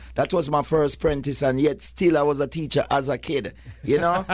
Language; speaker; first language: English; non-native, local second language; Jamaican Creole English